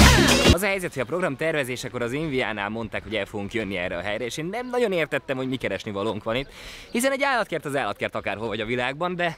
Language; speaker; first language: Hungarian; native; Hungarian